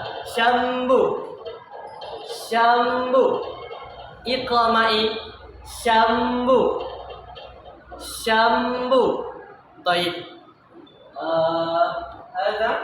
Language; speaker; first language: Arabic; non-native, learner; Malay